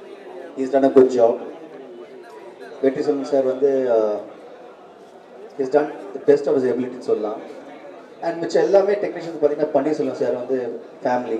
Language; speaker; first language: Tamil; native; Tamil